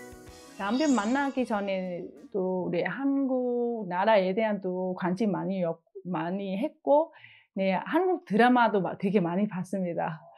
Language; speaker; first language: Korean; non-native, fluent; Vietnamese